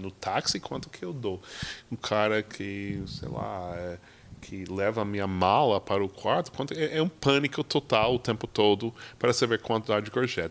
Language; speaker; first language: Portuguese; non-native, fluent; English